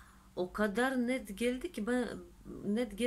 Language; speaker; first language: Turkish; non-native, fluent; Russian